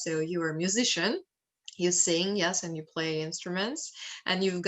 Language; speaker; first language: English; non-native, fluent; Russian